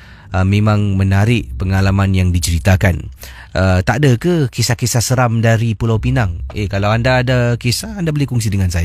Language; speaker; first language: Malay; native; Malay